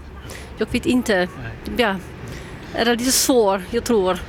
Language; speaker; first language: Swedish; non-native, learner; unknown